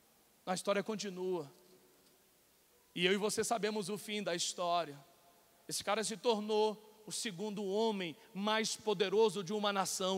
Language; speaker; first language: Portuguese; native; Portuguese